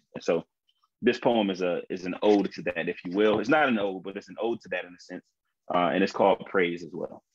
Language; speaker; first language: English; native; English